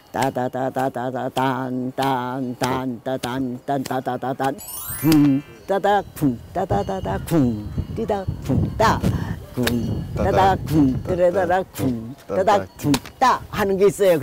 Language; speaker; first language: Korean; native; Korean